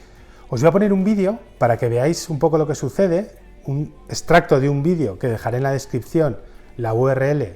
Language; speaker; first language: Spanish; native; Spanish